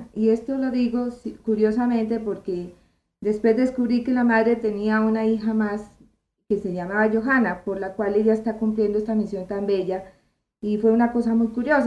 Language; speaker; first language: Spanish; native; Spanish